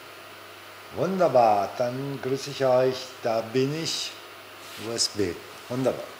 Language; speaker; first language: German; non-native, fluent; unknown